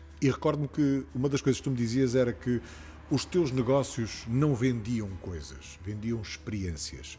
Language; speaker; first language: Portuguese; native; Portuguese